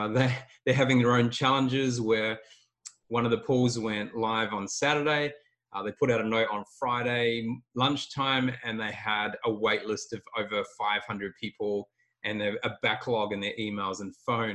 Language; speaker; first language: English; native; English